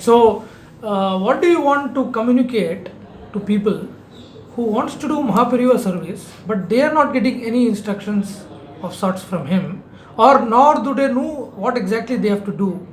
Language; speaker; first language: English; non-native, local second language; Tamil